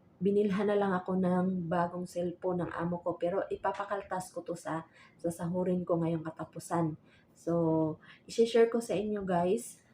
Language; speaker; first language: Filipino; non-native, local second language; Cebuano